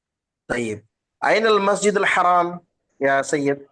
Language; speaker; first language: Arabic; non-native, fluent; Tamil